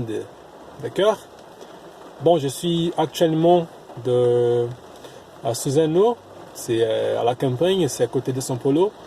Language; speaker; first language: French; non-native, fluent; Portuguese